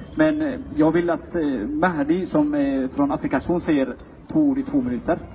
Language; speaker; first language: Swedish; non-native, fluent; Somali